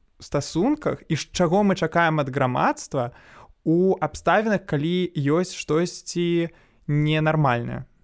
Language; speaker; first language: Belarusian; non-native, local second language; Russian